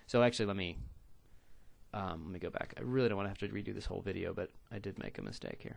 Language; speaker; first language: English; native; English